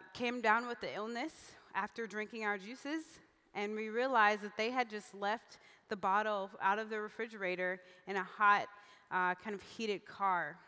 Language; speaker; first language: English; native; English